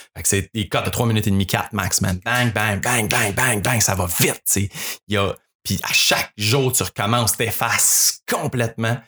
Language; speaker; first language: French; native; French